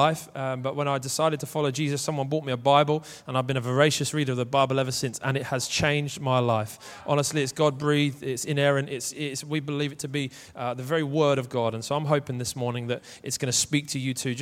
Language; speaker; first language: English; native; English